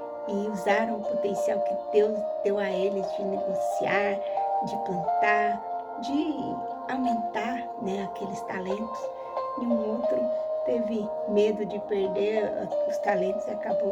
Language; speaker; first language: Portuguese; native; Portuguese